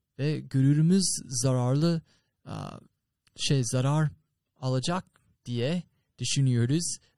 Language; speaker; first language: Turkish; non-native, fluent; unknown